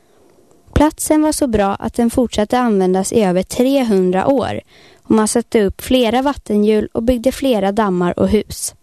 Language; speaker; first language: Swedish; native; Swedish